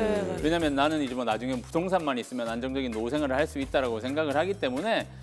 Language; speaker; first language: Korean; native; Korean